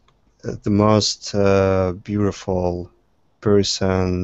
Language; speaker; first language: English; non-native, fluent; Russian